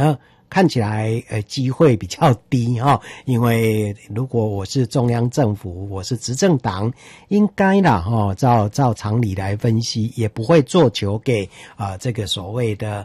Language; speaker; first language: Chinese; native; Chinese